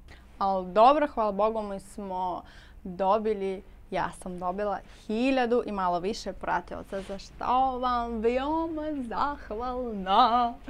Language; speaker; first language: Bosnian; non-native, learner; Russian